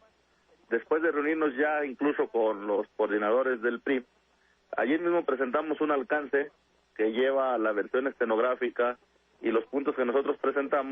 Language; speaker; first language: Spanish; native; Spanish